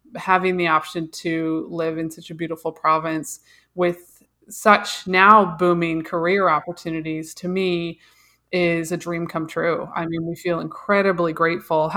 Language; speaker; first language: English; native; English